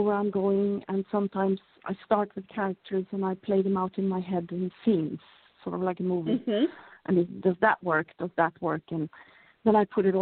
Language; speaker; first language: English; non-native, fluent; Norwegian